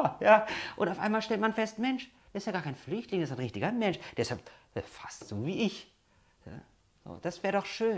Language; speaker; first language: German; native; German